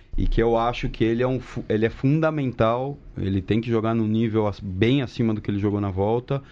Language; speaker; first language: Portuguese; early bilingual, other home language; Spanish